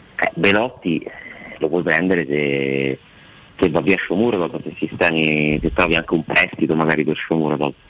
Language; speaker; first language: Italian; native; Italian